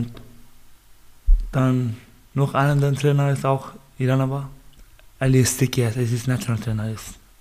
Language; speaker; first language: German; non-native, learner; Baluchi